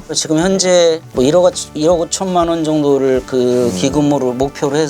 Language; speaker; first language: Korean; native; Korean